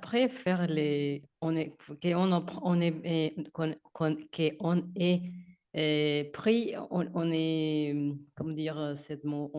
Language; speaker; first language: French; non-native, learner; Spanish